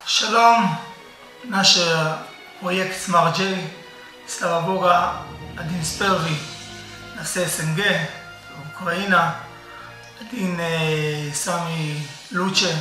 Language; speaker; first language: Russian; non-native, learner; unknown